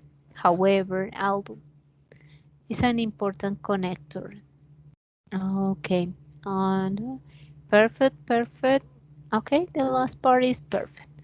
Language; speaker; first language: English; non-native, learner; Spanish